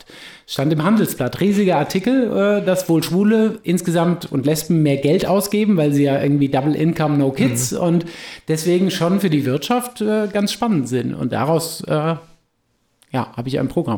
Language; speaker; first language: German; native; German